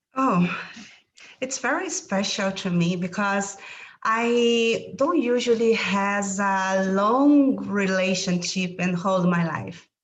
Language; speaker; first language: English; non-native, learner; Portuguese